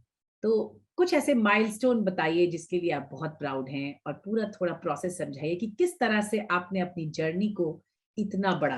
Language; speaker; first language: Hindi; native; Hindi